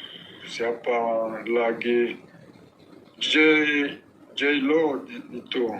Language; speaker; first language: Indonesian; non-native, learner; Romanian